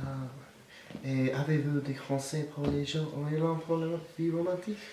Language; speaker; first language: French; non-native, learner; English